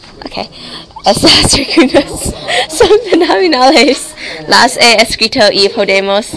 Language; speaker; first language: Spanish; non-native, learner; English